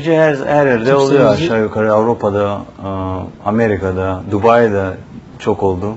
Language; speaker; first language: Turkish; non-native, fluent; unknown